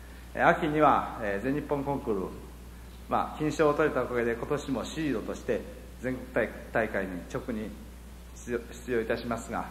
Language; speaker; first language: Japanese; native; Japanese